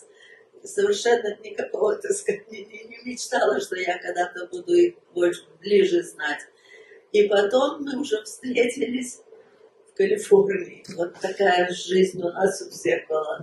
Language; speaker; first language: Russian; early bilingual, heritage; Russian